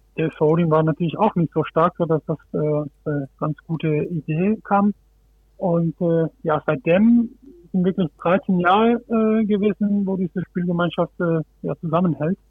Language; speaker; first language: German; non-native, fluent; Spanish